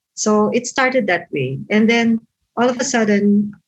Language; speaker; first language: English; non-native, local second language; Filipino